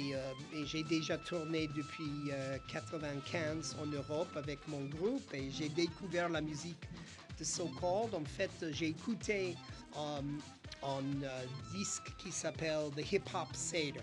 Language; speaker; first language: French; non-native, fluent; English